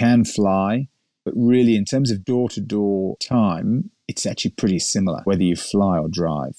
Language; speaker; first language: English; native; English